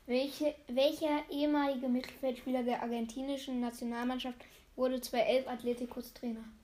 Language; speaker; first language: German; native; German